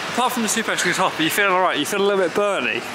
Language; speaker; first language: English; native; English